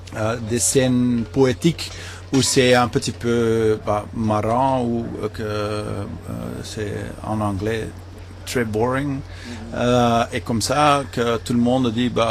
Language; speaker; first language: French; non-native, local second language; Dutch